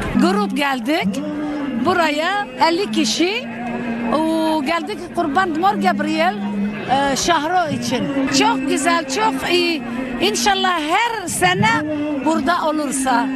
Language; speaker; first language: Turkish; early bilingual, heritage; Turkish